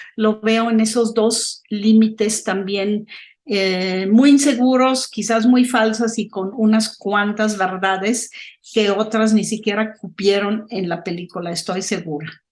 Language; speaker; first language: Spanish; non-native, fluent; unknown